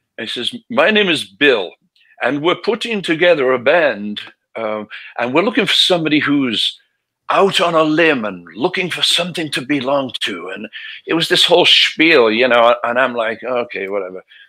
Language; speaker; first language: English; native; English